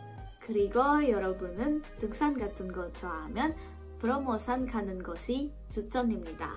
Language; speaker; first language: Korean; non-native, fluent; Indonesian